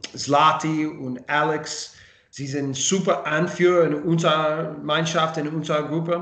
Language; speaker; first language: German; non-native, learner; English